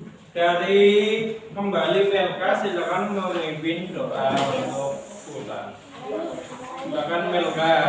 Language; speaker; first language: Indonesian; native; Indonesian